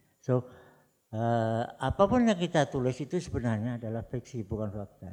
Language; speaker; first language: Indonesian; non-native, local second language; Javanese